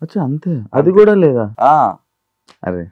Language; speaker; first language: Telugu; native; Telugu